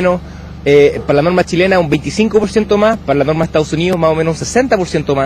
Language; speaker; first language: Spanish; native; Spanish